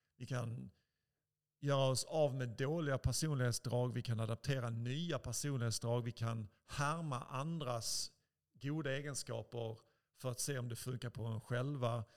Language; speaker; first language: Swedish; native; Swedish